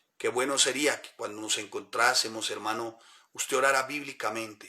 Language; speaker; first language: Spanish; native; Spanish